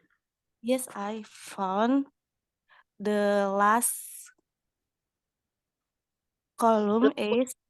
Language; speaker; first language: English; non-native, learner; Indonesian